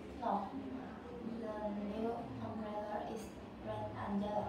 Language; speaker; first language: English; non-native, learner; Vietnamese